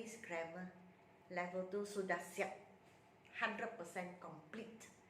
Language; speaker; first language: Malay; non-native, local second language; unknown